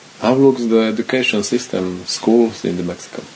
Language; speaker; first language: English; non-native, learner; Slovak